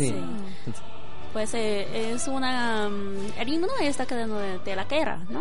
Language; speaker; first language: Spanish; non-native, learner; Chinese